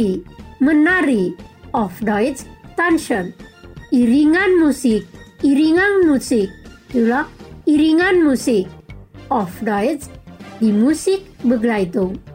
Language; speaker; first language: German; non-native, fluent; Indonesian